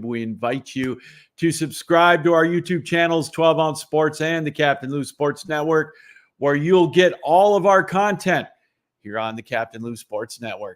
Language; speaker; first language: English; native; English